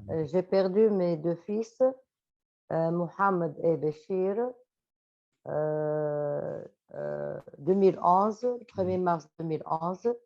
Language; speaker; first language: French; non-native, local second language; Arabic